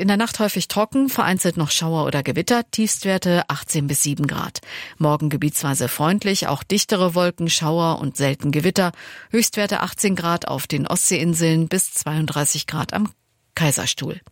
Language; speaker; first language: German; native; German